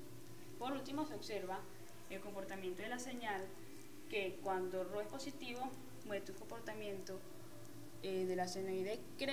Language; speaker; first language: Spanish; native; Spanish